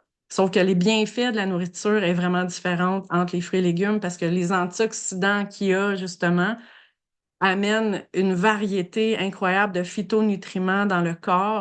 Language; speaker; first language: French; native; French